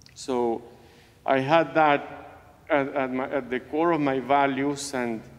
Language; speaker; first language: English; non-native, fluent; Spanish